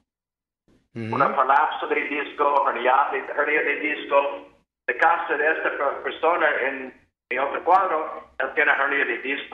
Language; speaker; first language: Spanish; non-native, fluent; English